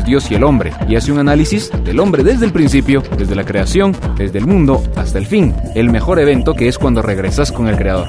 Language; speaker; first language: Spanish; native; Spanish